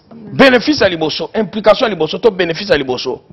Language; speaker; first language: French; non-native, local second language; Lingala